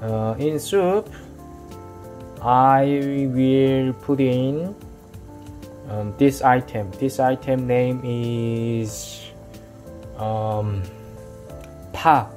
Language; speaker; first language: English; non-native, learner; Korean